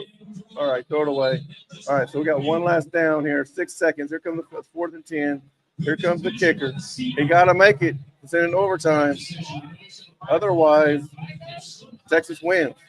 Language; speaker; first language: English; native; English